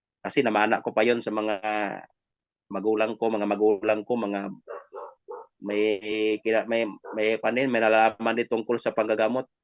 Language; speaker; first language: Filipino; non-native, local second language; Hiligaynon